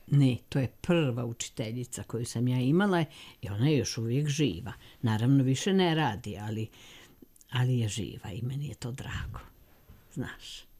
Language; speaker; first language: Serbian; native; Serbian